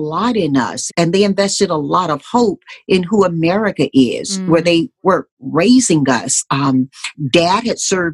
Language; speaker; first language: English; native; English